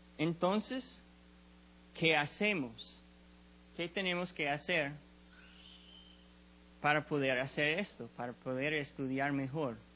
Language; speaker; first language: Spanish; non-native, learner; English